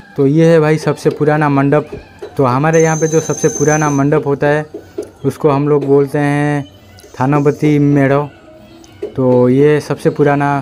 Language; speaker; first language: Hindi; non-native, local second language; Odia